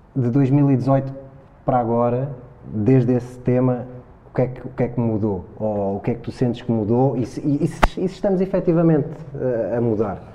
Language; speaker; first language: Portuguese; native; Portuguese